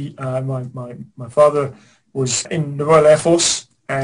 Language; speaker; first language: English; native; English